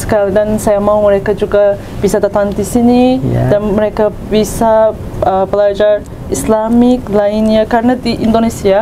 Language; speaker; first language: Indonesian; non-native, learner; Turkish